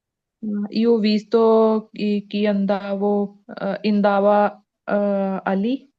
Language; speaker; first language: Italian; non-native, learner; Punjabi